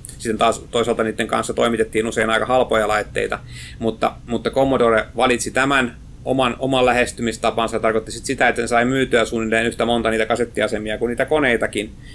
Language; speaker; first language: Finnish; native; Finnish